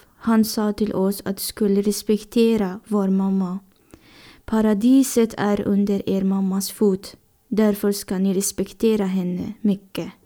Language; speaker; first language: Swedish; non-native, fluent; Persian